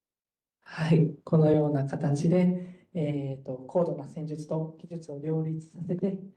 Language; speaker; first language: Japanese; native; Japanese